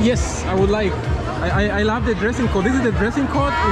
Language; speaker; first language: English; non-native, local second language; Swahili